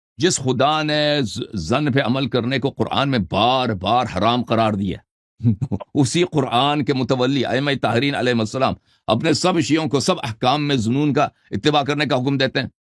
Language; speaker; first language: Urdu; non-native, fluent; Persian